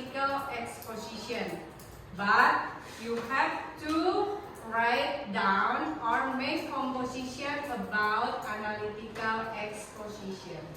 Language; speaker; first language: English; non-native, fluent; Indonesian